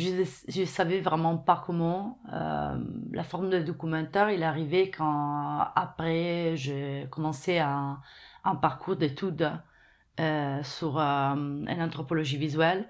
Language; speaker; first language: French; non-native, fluent; Italian